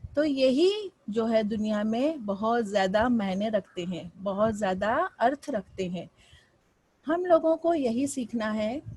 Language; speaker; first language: Hindi; non-native, local second language; Marathi